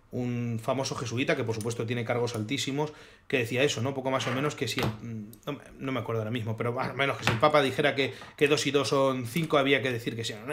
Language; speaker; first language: Spanish; native; Spanish